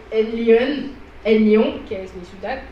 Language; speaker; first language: Spanish; non-native, learner; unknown